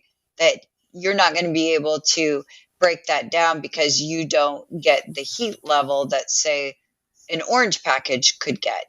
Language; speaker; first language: English; native; English